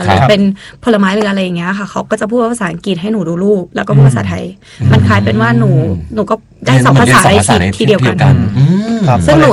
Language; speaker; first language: Thai; non-native, local second language; Russian